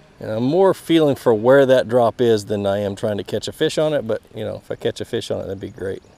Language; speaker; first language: English; native; English